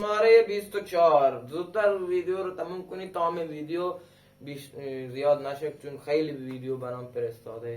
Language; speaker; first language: Persian; non-native, local second language; Baluchi